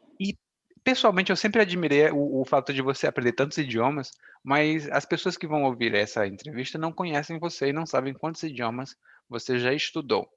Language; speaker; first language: Portuguese; native; Portuguese